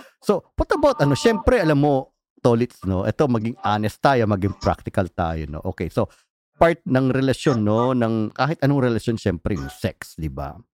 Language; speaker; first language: Filipino; native; Filipino